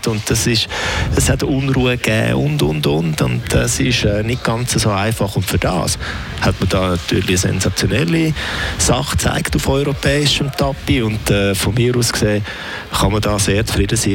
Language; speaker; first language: German; native; German